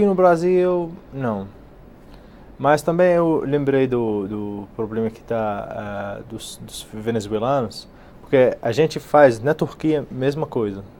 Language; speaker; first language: Portuguese; non-native, fluent; Arabic